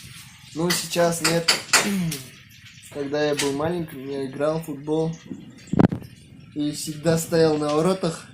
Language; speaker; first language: Russian; non-native, local second language; Kazakh